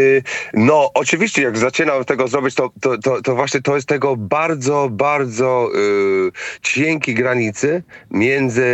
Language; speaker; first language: Polish; non-native, fluent; English